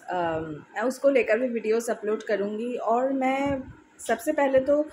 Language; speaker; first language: Hindi; non-native, local second language; Bangla